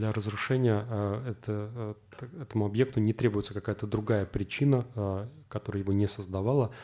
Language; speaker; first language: Russian; native; Russian